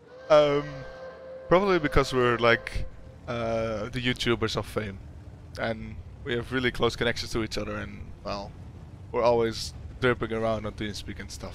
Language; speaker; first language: English; non-native, fluent; Dutch